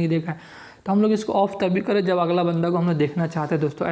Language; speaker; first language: Hindi; native; Hindi